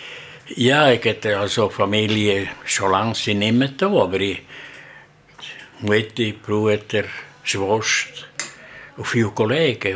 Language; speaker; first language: German; non-native, learner; Italian